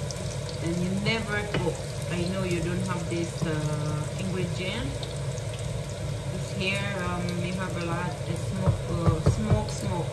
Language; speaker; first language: English; non-native, learner; Filipino